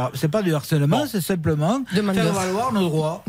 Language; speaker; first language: French; native; French